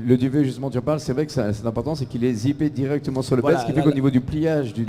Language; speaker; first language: French; native; French